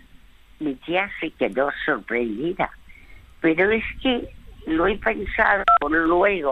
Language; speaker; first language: Spanish; early bilingual, other home language; French